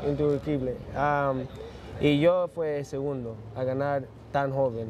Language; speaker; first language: Spanish; early bilingual, heritage; English